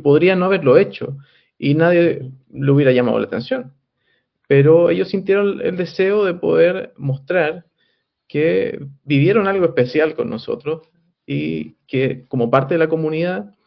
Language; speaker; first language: Spanish; native; Spanish